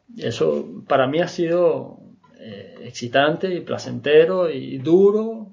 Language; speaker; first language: Spanish; native; Spanish